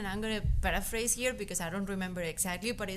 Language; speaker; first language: English; non-native, fluent; Spanish